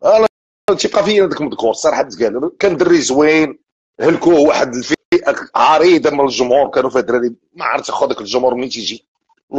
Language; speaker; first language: Arabic; native; Arabic